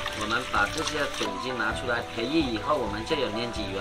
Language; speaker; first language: Chinese; native; Chinese